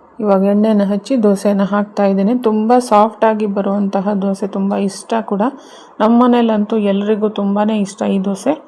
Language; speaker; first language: Kannada; native; Kannada